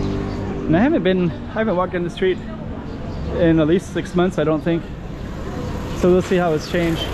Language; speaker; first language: English; native; English